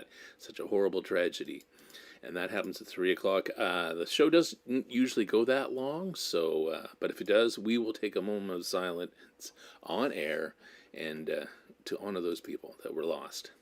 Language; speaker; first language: English; native; English